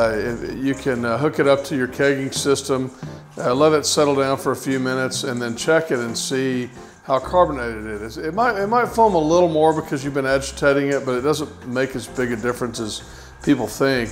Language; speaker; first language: English; native; English